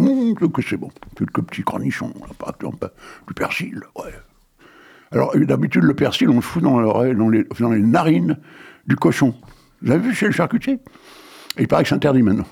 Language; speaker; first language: French; native; French